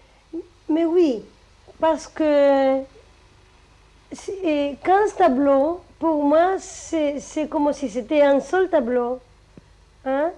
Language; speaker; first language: French; non-native, fluent; Spanish